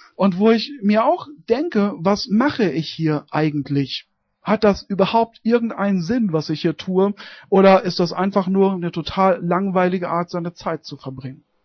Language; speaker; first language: German; native; German